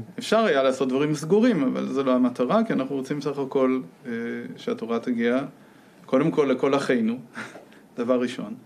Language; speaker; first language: Hebrew; non-native, fluent; English